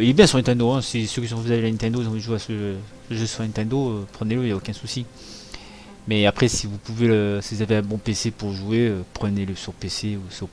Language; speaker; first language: French; native; French